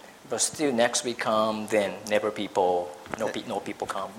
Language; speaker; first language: English; non-native, fluent; Japanese